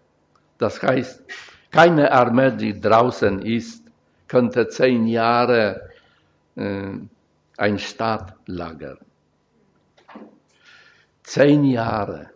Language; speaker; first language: German; non-native, fluent; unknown